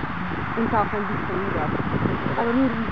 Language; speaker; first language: German; non-native, learner; Slovenian